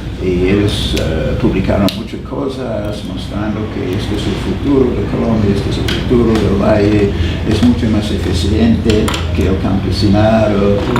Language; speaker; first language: Spanish; non-native, fluent; English